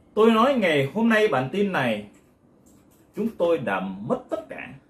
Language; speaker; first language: Vietnamese; non-native, local second language; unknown